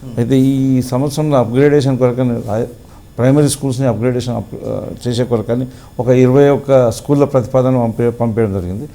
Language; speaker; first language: Telugu; native; Telugu